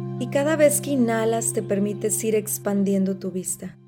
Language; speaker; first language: Spanish; native; Spanish